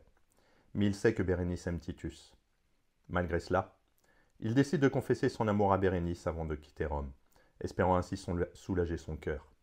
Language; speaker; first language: French; native; French